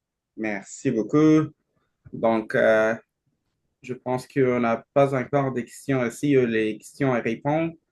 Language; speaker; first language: French; non-native, learner; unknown